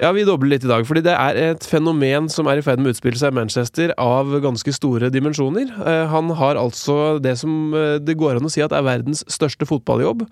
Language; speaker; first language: Norwegian; native; Norwegian